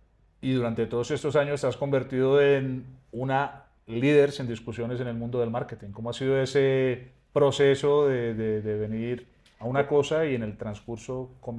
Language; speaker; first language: Spanish; native; Spanish